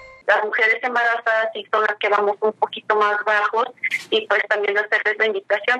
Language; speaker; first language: Spanish; native; Spanish